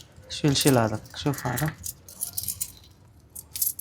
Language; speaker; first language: Arabic; non-native, learner; Telugu